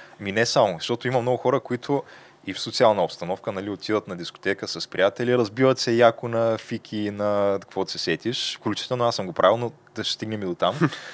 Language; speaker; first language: Bulgarian; native; Bulgarian